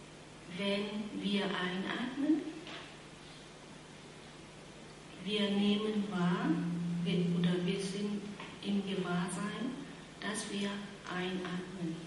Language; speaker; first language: German; non-native, fluent; Vietnamese